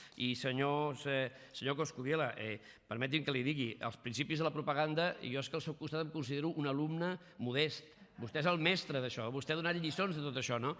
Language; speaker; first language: Catalan; native; Catalan